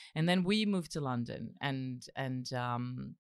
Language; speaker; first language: English; non-native, fluent; Italian